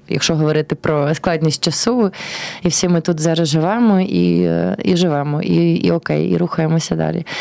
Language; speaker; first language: Ukrainian; early bilingual, heritage; Ukrainian